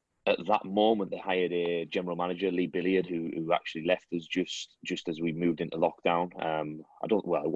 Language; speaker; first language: English; native; English